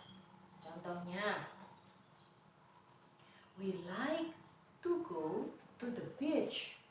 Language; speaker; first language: English; non-native, fluent; Indonesian